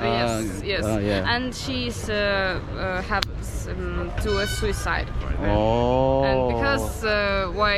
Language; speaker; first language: English; non-native, learner; Azerbaijani